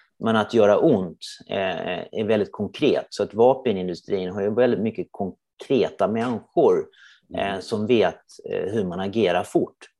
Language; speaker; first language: Swedish; native; Swedish